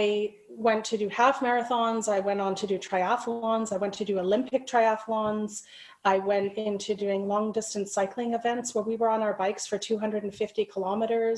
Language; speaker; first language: English; native; English